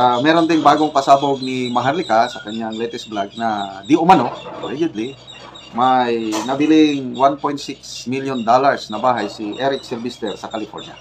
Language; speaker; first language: Filipino; native; Filipino